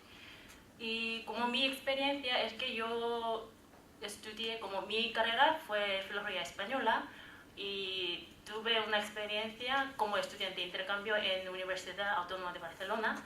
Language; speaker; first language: Spanish; non-native, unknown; Korean